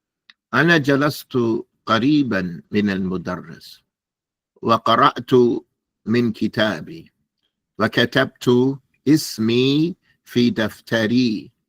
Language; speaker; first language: Arabic; non-native, fluent; English